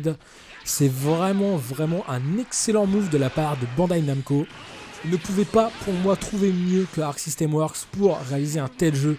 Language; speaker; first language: French; native; French